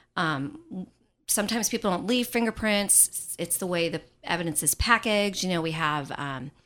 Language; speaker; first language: English; native; English